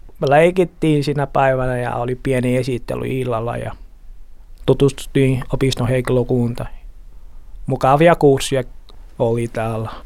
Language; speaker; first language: Finnish; non-native, learner; Portuguese